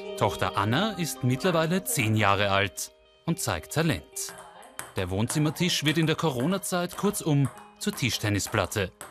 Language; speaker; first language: German; native; German